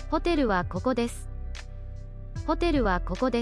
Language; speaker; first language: Japanese; non-native, learner; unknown